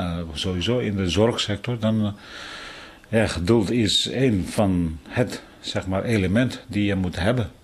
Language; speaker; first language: Dutch; non-native, fluent; Tibetan